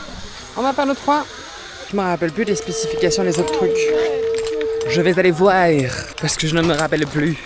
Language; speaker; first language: French; native; French